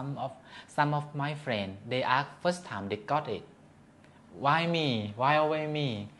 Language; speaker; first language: English; non-native, learner; Thai